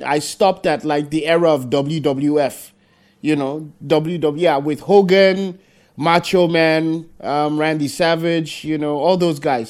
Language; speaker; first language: English; non-native, local second language; Hausa